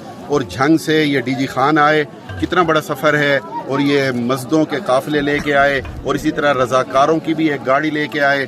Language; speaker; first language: Urdu; native; Urdu